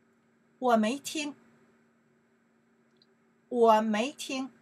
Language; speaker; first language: Chinese; non-native, learner; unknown